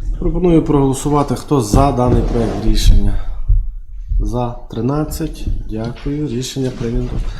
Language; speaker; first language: Ukrainian; native; Ukrainian